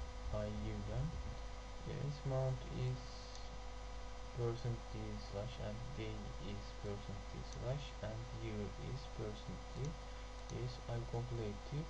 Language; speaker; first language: English; non-native, learner; Turkish